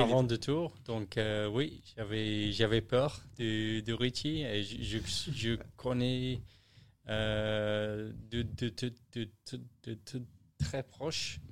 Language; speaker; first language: French; non-native, learner; English